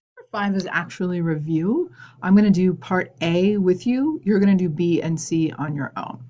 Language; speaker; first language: English; native; English